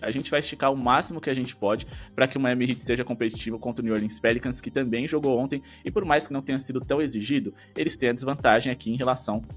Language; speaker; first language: Portuguese; native; Portuguese